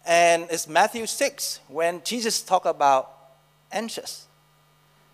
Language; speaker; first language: English; non-native, fluent; Vietnamese